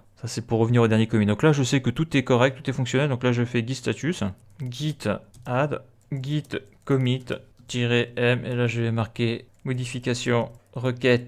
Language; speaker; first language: French; native; French